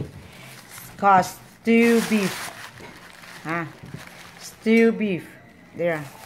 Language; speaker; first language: English; non-native, fluent; Vietnamese